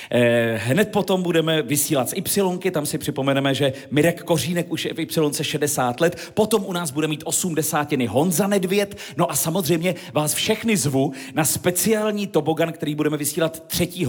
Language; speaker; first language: Czech; native; Czech